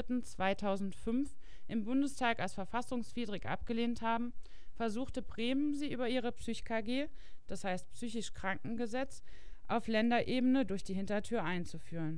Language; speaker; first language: German; native; German